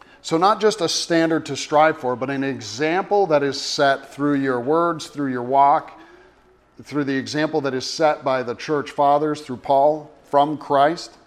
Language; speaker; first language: English; native; English